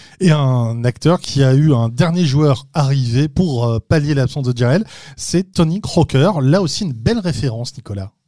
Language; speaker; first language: French; native; French